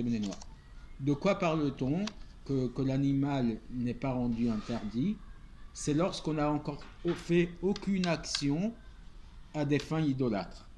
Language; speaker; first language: French; native; French